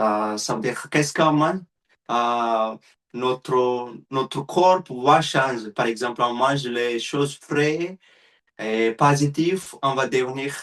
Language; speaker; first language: French; non-native, learner; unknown